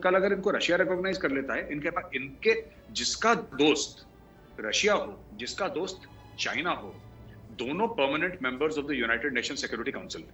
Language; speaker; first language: Hindi; native; Hindi